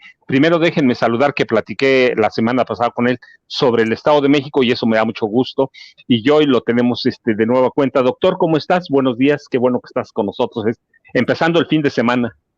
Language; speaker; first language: Spanish; native; Spanish